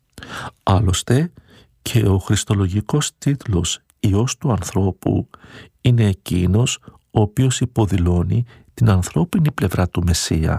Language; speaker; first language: Greek; native; Greek